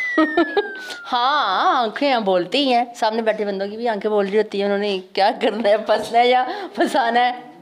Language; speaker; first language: Urdu; native; Urdu